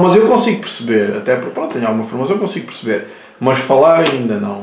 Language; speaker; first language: Portuguese; native; Portuguese